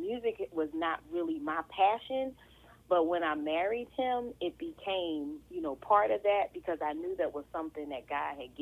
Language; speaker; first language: English; native; English